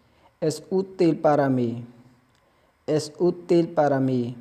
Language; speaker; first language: Spanish; non-native, fluent; Urdu